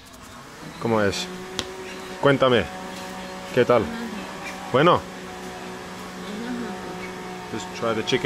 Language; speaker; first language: Spanish; non-native, learner; English